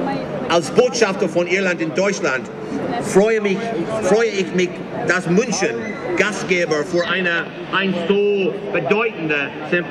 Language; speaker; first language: German; non-native, fluent; English